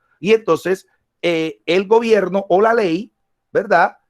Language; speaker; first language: Spanish; native; Spanish